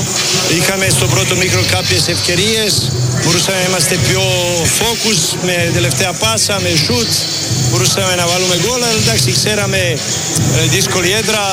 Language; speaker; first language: Greek; non-native, learner; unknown